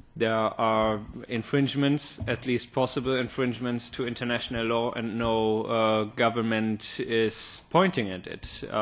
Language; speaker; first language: English; non-native, fluent; German